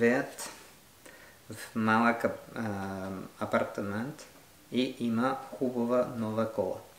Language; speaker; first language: Bulgarian; non-native, learner; French